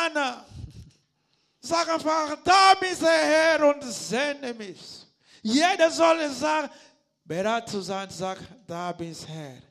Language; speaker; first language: German; non-native, learner; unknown